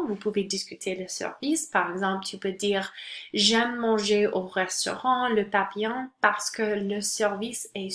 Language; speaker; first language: French; non-native, local second language; English